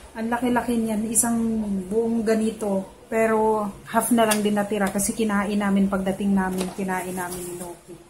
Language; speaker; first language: Filipino; non-native, local second language; Cebuano